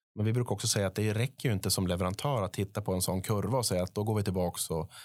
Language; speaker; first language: Swedish; native; Swedish